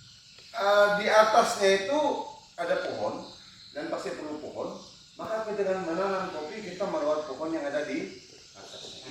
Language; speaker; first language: Indonesian; non-native, local second language; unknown